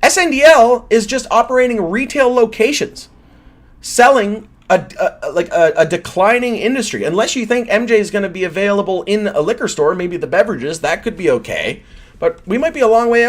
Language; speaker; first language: English; native; English